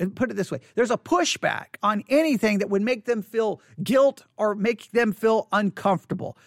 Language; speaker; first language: English; native; English